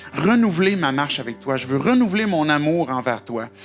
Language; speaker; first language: French; native; French